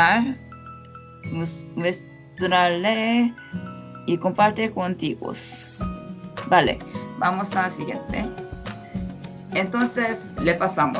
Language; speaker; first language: Spanish; non-native, fluent; Korean